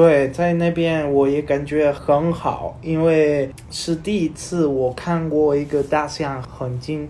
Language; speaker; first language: Chinese; non-native, learner; Spanish